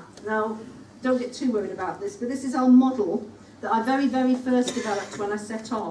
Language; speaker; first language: English; native; English